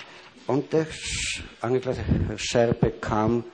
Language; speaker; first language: German; non-native, fluent; Polish